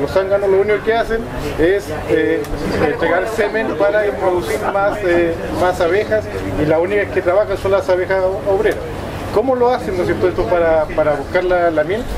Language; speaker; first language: Spanish; native; Spanish